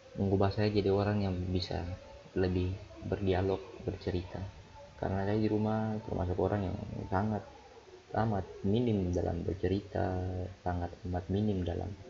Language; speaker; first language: Indonesian; native; Indonesian